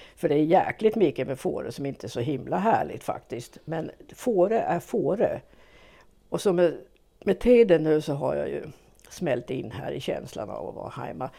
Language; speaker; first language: Swedish; native; Swedish